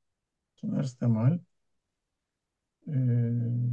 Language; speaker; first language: German; non-native, learner; Turkish